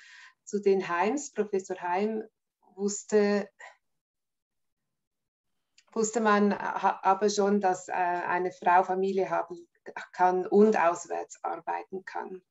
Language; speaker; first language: German; native; German